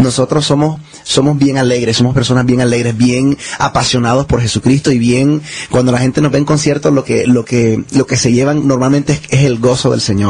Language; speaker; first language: Spanish; early bilingual, heritage; Spanish